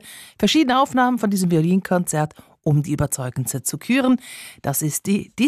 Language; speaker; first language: German; native; German